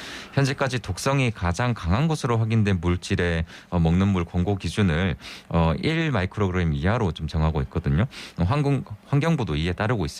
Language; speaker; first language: Korean; native; Korean